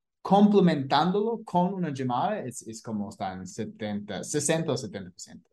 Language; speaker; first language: Spanish; non-native, fluent; English